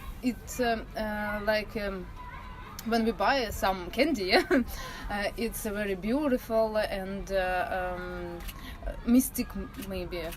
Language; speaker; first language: English; non-native, learner; Russian